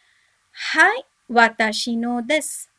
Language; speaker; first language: Japanese; non-native, fluent; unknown